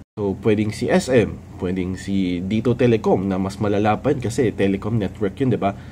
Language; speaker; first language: Filipino; native; Filipino